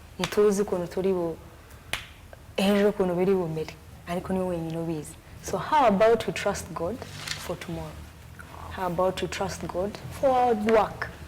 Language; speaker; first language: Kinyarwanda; early bilingual, heritage; Kinyarwanda